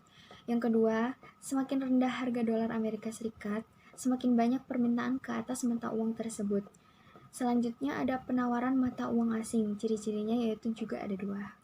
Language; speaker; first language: Indonesian; native; Indonesian